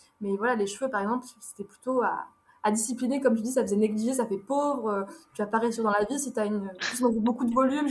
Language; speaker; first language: French; early bilingual, other home language; Arabic